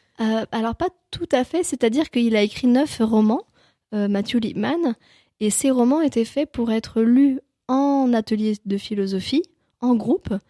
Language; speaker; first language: French; native; French